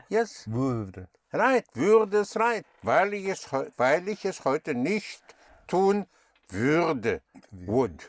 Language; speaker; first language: German; non-native, fluent; English